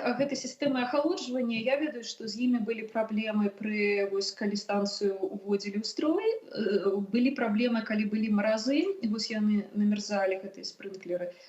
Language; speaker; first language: Belarusian; non-native, local second language; Russian